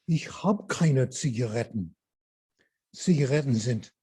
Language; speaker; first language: German; non-native, fluent; English